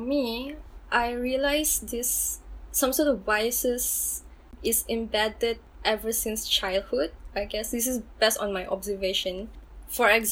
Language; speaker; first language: English; non-native, local second language; Malay